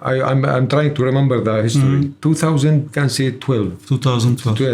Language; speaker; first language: English; non-native, learner; Arabic